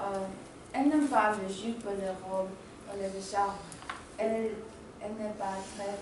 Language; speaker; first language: French; non-native, learner; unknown